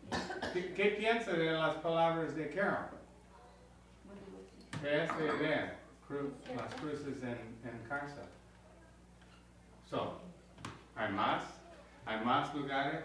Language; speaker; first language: Spanish; non-native, learner; English